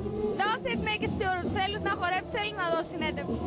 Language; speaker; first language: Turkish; non-native, learner; Greek